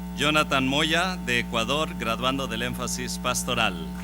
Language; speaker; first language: Spanish; native; Spanish